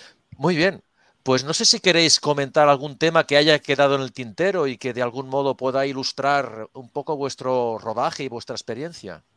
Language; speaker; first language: Spanish; native; Spanish